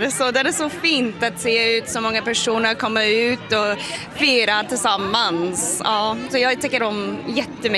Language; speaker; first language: Swedish; non-native, learner; English